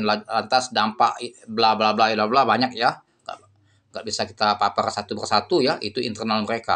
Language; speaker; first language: Indonesian; native; Indonesian